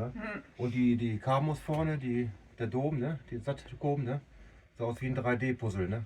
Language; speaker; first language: German; native; German